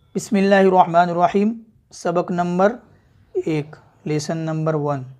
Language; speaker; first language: Hindi; native; Hindi